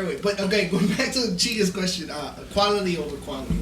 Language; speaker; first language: English; early bilingual, other home language; Spanish